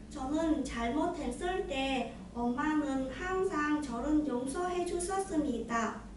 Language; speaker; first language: Korean; non-native, learner; Vietnamese